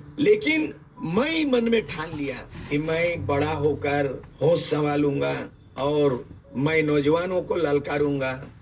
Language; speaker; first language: Hindi; non-native, local second language; Santali